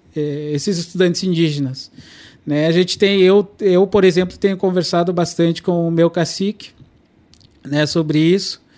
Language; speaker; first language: Portuguese; non-native, local second language; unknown